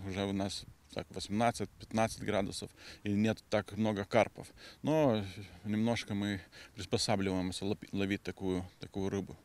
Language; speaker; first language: Russian; non-native, learner; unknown